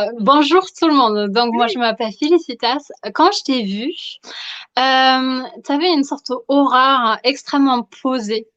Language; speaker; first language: French; non-native, fluent; German